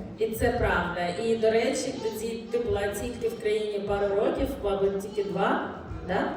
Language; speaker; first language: Ukrainian; non-native, local second language; Russian